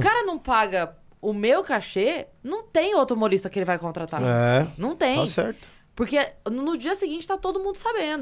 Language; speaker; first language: Portuguese; native; Portuguese